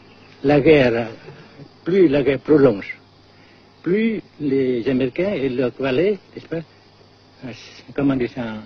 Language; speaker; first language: French; non-native, fluent; Vietnamese